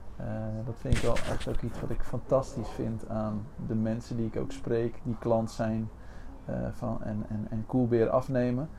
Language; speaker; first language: Dutch; native; Dutch